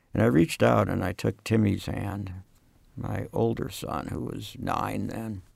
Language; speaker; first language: English; native; English